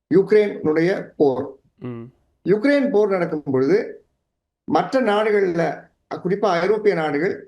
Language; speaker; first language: Tamil; native; Tamil